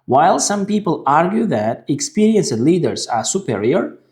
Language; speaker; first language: English; non-native, fluent; Uzbek